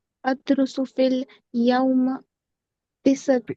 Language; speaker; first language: Arabic; non-native, learner; Urdu